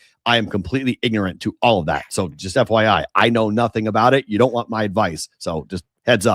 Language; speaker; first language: English; native; English